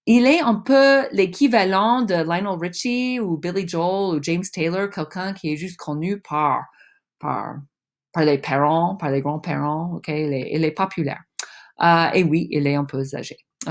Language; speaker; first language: French; non-native, fluent; English